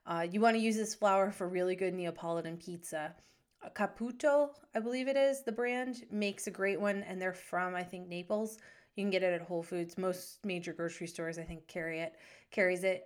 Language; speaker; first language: English; native; English